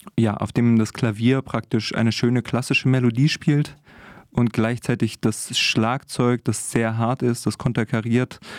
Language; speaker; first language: German; native; German